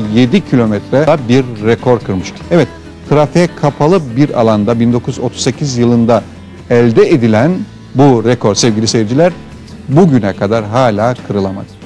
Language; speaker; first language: Turkish; native; Turkish